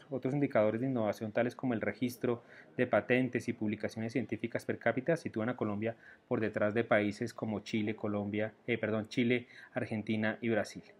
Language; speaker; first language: Spanish; native; Spanish